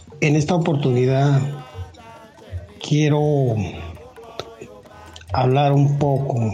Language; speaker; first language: Spanish; non-native, local second language; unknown